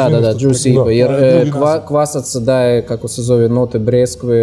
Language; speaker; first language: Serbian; non-native, fluent; Russian